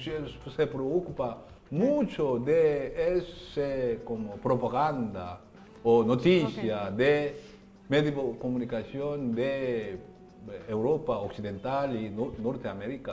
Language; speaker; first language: Spanish; non-native, learner; Korean